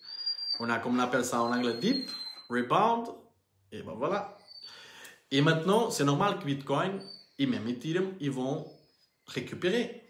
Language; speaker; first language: French; non-native, learner; Portuguese